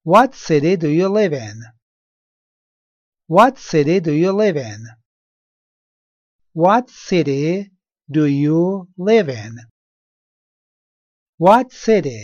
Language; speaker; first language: English; non-native, learner; Persian